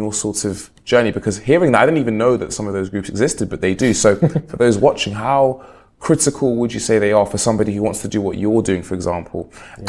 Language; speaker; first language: English; native; English